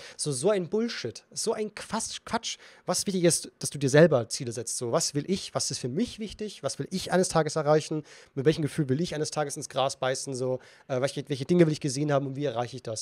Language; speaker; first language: German; native; German